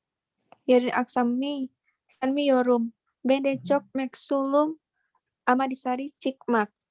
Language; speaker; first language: Turkish; non-native, learner; Indonesian